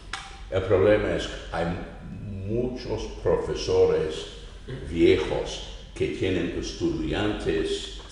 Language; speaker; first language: Spanish; non-native, fluent; English